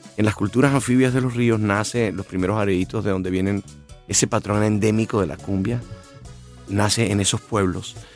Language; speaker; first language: Spanish; native; Spanish